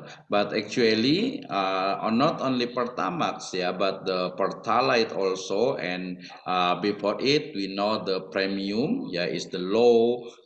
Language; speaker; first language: English; non-native, learner; Indonesian